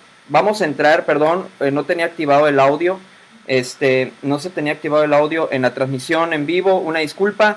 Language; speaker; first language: Spanish; native; Spanish